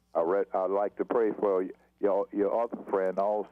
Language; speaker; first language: English; native; English